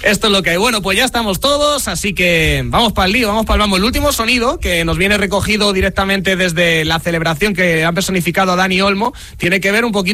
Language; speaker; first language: Spanish; native; Spanish